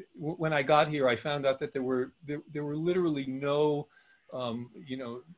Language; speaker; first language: English; native; English